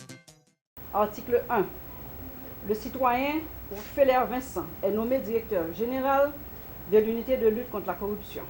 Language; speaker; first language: French; non-native, local second language; Haitian Creole